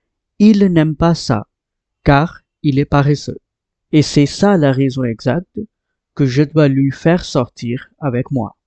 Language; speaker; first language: French; non-native, fluent; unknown